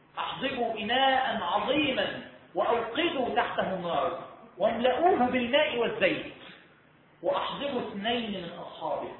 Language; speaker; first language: Arabic; native; Arabic